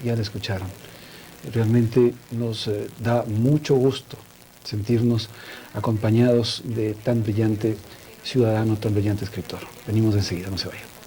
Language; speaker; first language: Spanish; native; Spanish